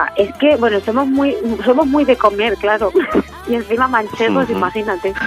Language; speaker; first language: Spanish; native; Spanish